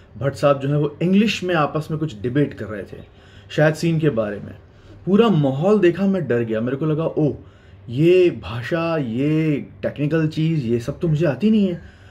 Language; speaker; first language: Hindi; native; Hindi